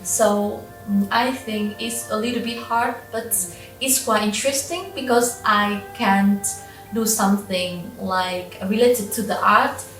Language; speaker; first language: English; non-native, local second language; Vietnamese